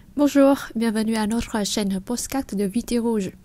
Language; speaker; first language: French; non-native, fluent; Vietnamese